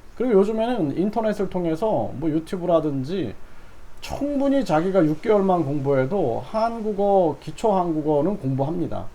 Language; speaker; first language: Korean; native; Korean